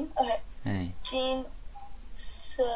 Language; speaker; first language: Chinese; non-native, learner; English